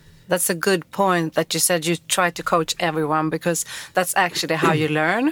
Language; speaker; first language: English; non-native, fluent; Swedish